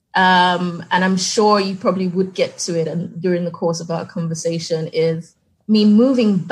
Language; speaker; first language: English; non-native, local second language; Yoruba